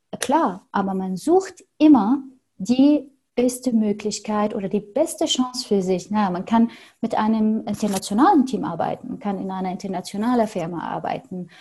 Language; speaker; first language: German; non-native, fluent; Arabic